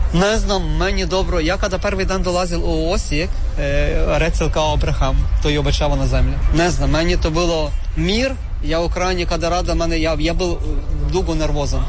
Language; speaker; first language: Serbian; non-native, learner; Ukrainian